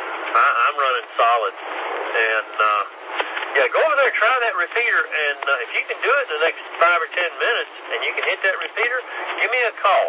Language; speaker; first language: English; native; English